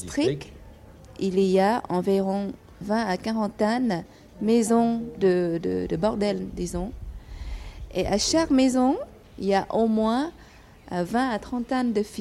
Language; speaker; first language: French; non-native, fluent; Thai